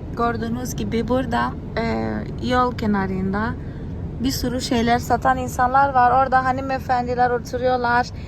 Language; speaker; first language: Turkish; native; Turkish